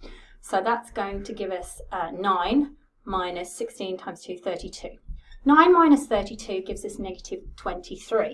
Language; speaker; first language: English; native; English